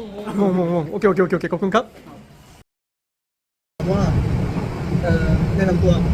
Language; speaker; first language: Thai; non-native, learner; Korean